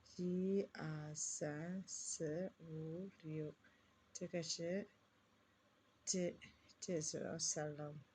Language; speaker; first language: Chinese; non-native, learner; Burmese